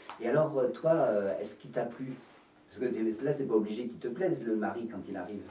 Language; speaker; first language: French; native; French